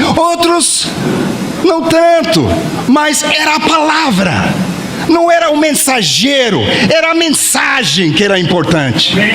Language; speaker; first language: Portuguese; non-native, fluent; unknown